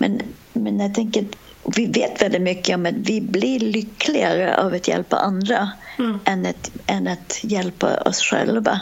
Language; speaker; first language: Swedish; non-native, fluent; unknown